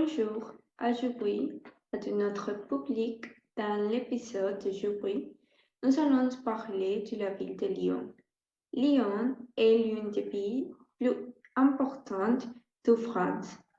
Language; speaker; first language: French; non-native, learner; Spanish